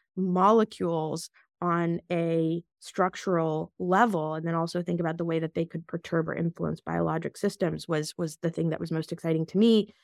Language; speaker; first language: English; early bilingual, other home language; Russian